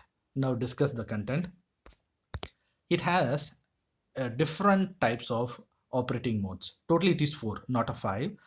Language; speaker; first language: English; non-native, local second language; Tamil